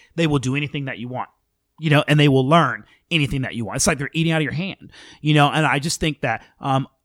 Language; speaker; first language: English; native; English